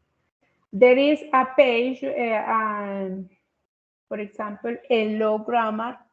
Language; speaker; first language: English; non-native, fluent; Spanish